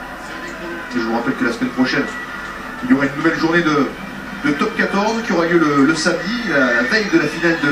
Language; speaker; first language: French; native; French